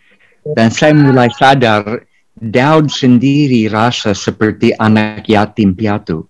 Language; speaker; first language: Indonesian; non-native, fluent; English